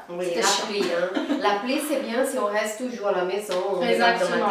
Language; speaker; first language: French; non-native, fluent; Portuguese